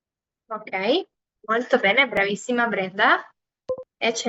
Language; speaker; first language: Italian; non-native, fluent; Spanish